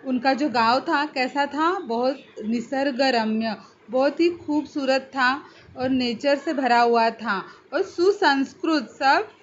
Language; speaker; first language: Hindi; non-native, local second language; Marathi